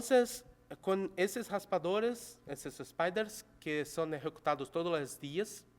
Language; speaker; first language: Spanish; non-native, local second language; Portuguese